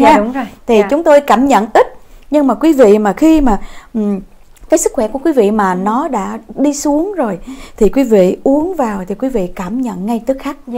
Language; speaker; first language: Vietnamese; native; Vietnamese